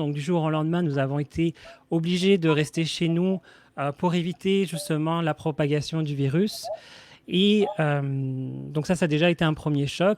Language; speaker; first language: French; native; French